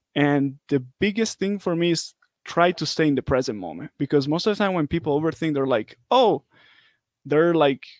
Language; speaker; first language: English; non-native, fluent; Italian